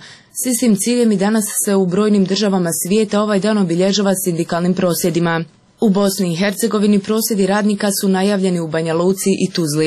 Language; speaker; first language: Croatian; native; Croatian